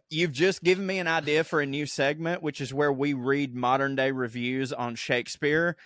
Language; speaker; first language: English; native; English